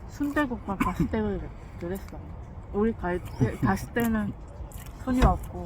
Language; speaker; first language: Korean; non-native, learner; Vietnamese